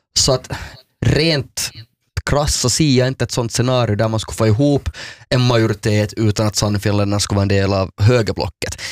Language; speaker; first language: Swedish; native; Swedish